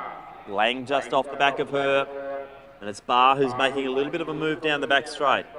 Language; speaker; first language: English; native; English